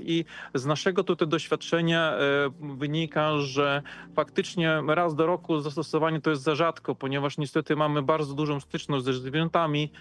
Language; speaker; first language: Polish; native; Polish